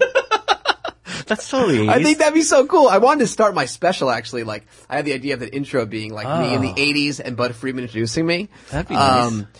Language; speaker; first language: English; native; English